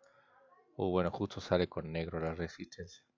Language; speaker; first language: Spanish; native; Spanish